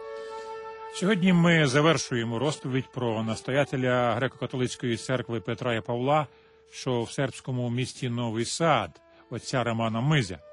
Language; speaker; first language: Ukrainian; native; Ukrainian